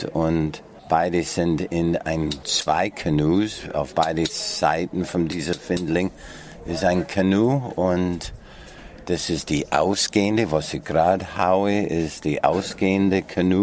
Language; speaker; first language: German; non-native, fluent; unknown